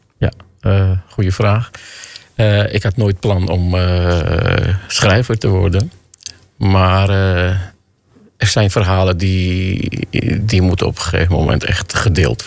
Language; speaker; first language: Dutch; non-native, fluent; Armenian